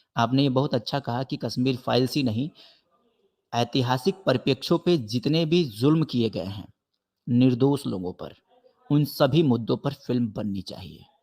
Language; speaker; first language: Hindi; native; Hindi